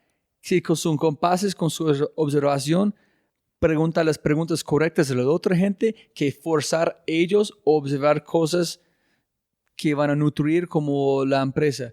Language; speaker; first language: Spanish; non-native, fluent; English